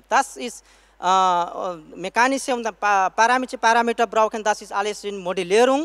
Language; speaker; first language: German; non-native, learner; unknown